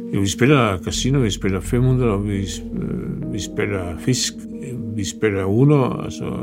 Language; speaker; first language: Danish; non-native, learner; Macedonian